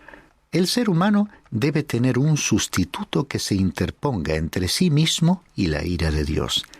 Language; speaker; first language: Spanish; native; Spanish